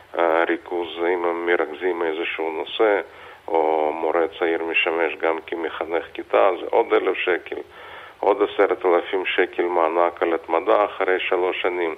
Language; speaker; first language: Hebrew; non-native, fluent; Russian